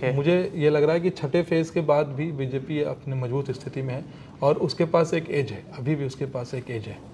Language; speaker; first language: Hindi; native; Hindi